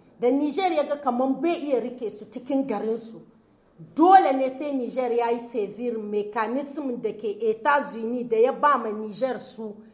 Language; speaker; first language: Hausa; non-native, local second language; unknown